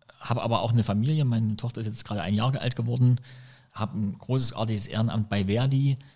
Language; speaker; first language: German; native; German